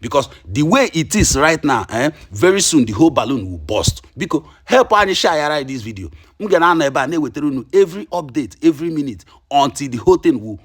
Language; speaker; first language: Nigerian Pidgin; non-native, local second language; Igbo